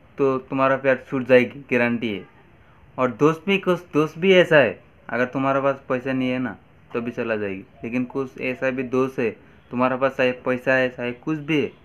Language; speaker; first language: Hindi; non-native, local second language; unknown